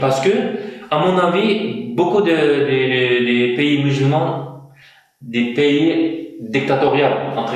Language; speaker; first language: French; non-native, fluent; Uyghur